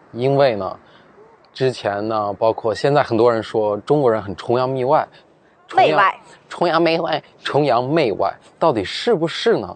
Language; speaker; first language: Chinese; native; Chinese